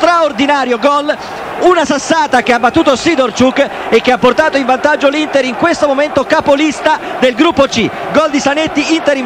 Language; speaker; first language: Italian; native; Italian